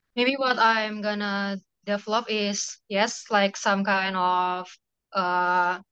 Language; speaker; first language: English; non-native, fluent; Indonesian